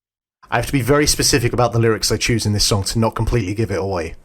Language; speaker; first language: English; native; English